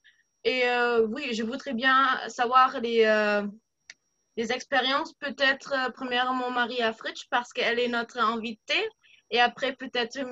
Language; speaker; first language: French; non-native, fluent; German